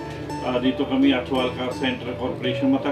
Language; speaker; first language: Filipino; non-native, learner; Punjabi